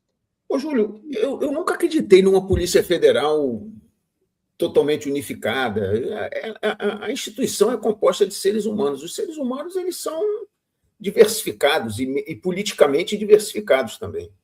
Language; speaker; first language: Portuguese; native; Portuguese